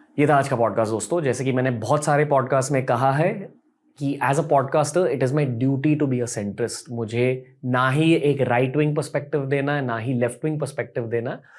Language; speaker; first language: Hindi; native; Hindi